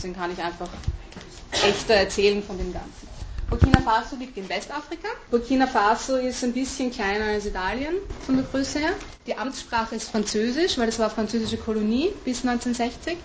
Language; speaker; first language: German; native; German